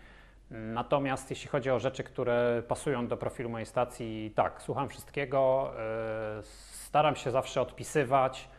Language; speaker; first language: Polish; native; Polish